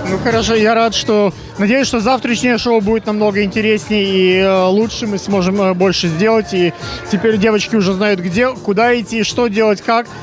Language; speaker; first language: Russian; native; Russian